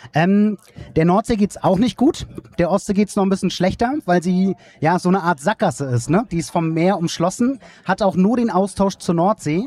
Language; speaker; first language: German; native; German